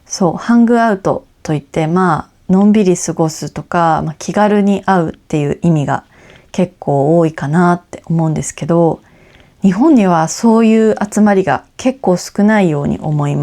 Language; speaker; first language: Japanese; native; Japanese